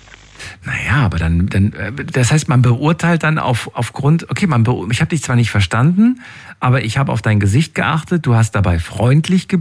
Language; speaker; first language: German; native; German